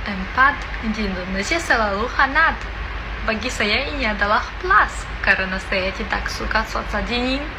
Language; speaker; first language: Indonesian; non-native, learner; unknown